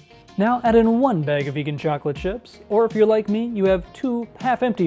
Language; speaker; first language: English; native; English